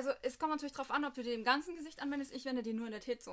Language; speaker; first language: German; native; German